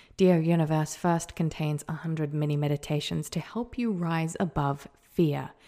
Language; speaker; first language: English; native; English